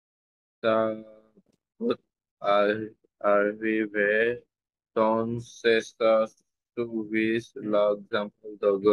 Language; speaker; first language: English; non-native, learner; Bangla